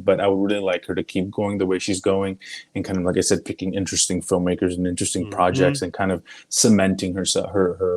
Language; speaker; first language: English; native; English